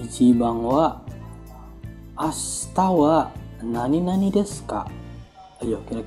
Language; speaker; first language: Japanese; non-native, fluent; Indonesian